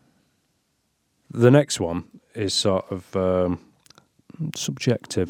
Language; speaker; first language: English; native; English